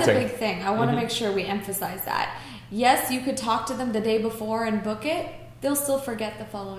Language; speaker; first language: English; native; English